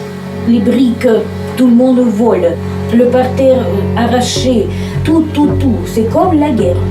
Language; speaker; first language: French; early bilingual, heritage; Russian